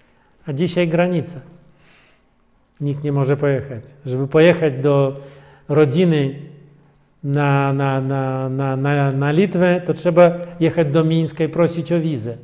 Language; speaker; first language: Polish; non-native, fluent; Russian